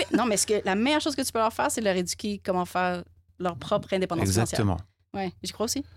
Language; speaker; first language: French; native; French